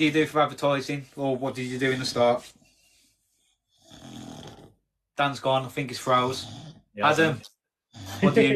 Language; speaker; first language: English; native; English